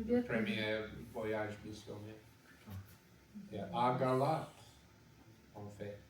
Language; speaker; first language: French; non-native, learner; English